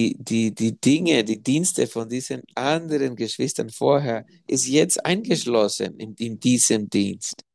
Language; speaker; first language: German; non-native, fluent; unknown